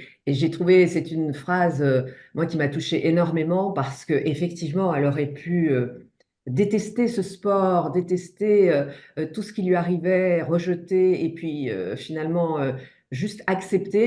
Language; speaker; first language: French; native; French